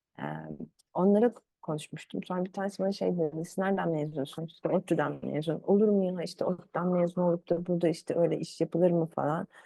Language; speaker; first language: Turkish; early bilingual, other home language; Arabic